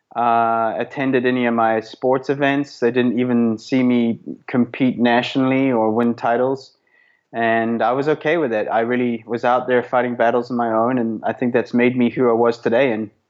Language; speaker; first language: English; native; English